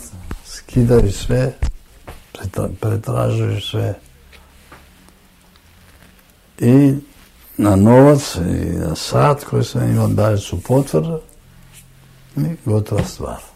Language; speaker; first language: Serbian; non-native, fluent; German